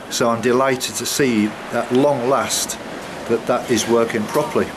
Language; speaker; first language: English; native; English